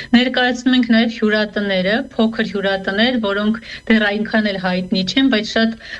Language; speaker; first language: Armenian; native; Armenian